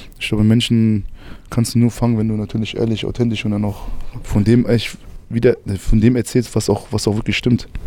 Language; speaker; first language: German; early bilingual, other home language; Arabic